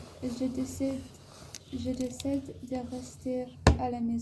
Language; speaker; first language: French; non-native, learner; Thai